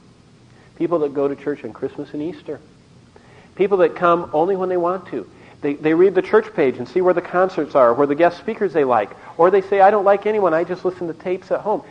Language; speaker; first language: English; native; English